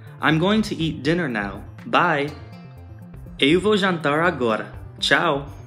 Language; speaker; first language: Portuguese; non-native, fluent; English